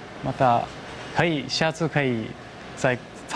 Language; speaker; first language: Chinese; non-native, learner; Japanese